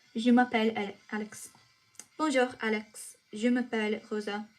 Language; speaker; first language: French; non-native, learner; English